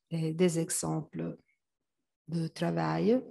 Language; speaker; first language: French; non-native, fluent; Italian